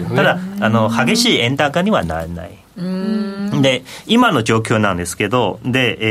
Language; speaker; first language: Japanese; non-native, fluent; Chinese